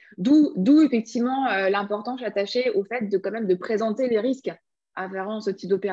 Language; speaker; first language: French; native; French